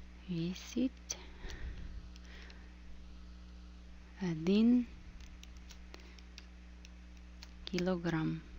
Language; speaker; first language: Russian; non-native, fluent; English